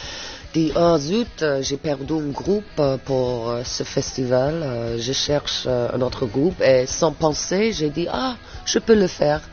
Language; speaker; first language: French; non-native, learner; English